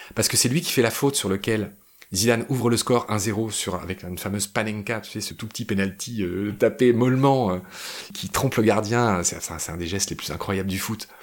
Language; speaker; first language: French; native; French